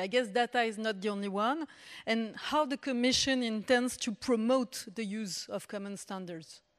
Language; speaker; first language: English; non-native, fluent; French